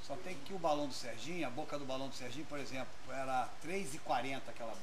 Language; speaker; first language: Portuguese; native; Portuguese